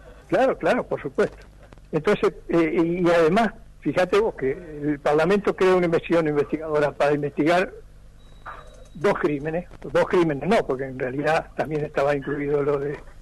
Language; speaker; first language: Spanish; native; Spanish